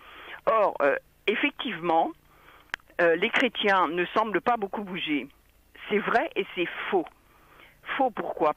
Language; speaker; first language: French; native; French